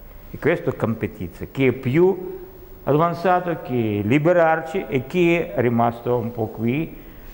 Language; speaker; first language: Italian; non-native, learner; Russian